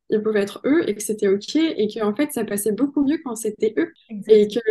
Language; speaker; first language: French; native; French